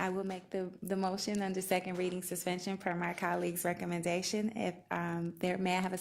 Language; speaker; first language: English; native; English